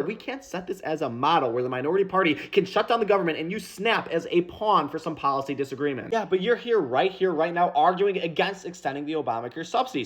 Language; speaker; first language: English; native; English